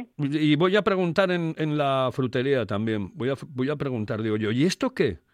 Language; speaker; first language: Spanish; native; Spanish